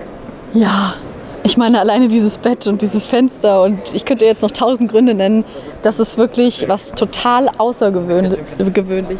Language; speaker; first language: German; native; German